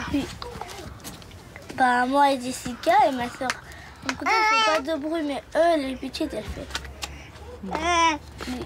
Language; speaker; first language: French; early bilingual, other home language; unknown